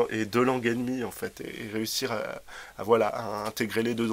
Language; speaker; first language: French; native; French